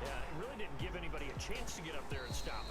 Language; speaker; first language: English; native; English